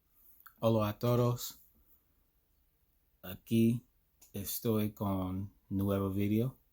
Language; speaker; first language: Spanish; non-native, learner; English